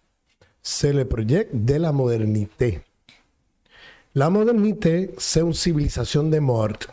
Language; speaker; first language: French; non-native, fluent; Spanish